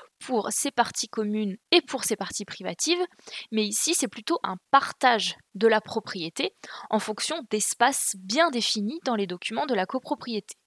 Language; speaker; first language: French; native; French